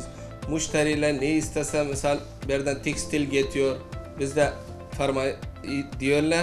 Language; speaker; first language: Turkish; non-native, learner; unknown